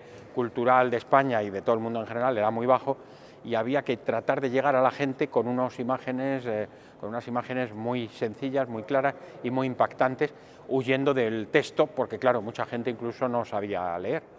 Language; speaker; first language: Spanish; native; Spanish